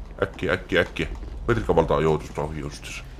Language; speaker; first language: Finnish; native; Finnish